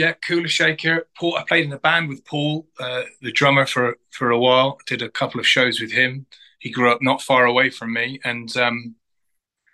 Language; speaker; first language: English; native; English